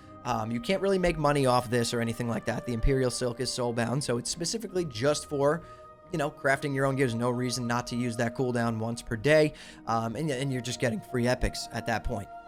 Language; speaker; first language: English; native; English